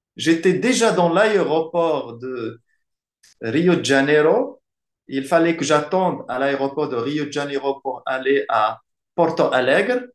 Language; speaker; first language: French; non-native, local second language; Arabic